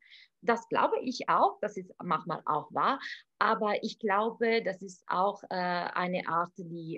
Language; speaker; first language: German; non-native, fluent; Italian